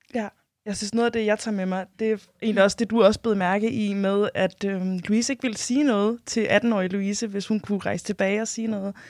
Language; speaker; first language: Danish; native; Danish